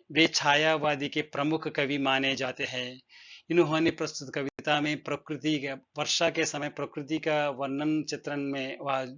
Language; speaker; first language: Hindi; non-native, local second language; Telugu